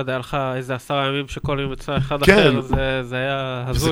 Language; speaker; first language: Hebrew; native; Hebrew